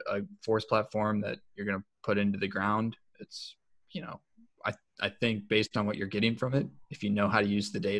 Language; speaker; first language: English; native; English